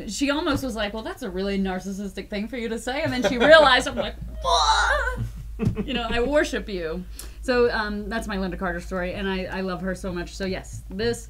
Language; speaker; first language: English; native; English